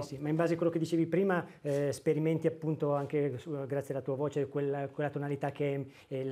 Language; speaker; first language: Italian; native; Italian